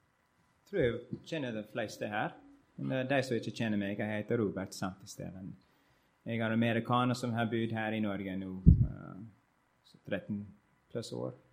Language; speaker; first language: Norwegian; non-native, learner; English